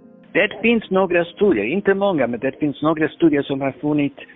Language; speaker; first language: Swedish; non-native, fluent; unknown